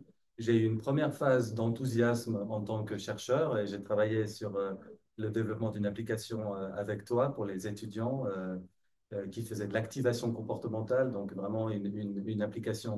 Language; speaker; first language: French; native; French